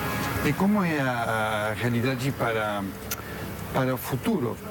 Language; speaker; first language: Portuguese; non-native, learner; Spanish